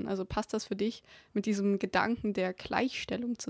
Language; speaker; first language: German; native; German